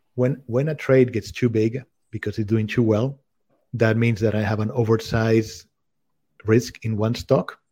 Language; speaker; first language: English; non-native, fluent; Spanish